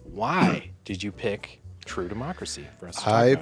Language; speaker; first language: English; native; English